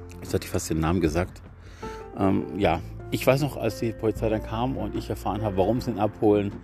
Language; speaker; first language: German; native; German